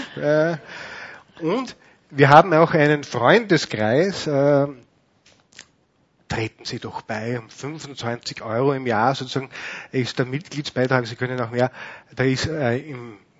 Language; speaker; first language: German; native; German